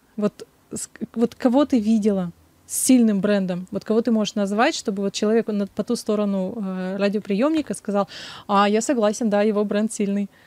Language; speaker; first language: Russian; native; Russian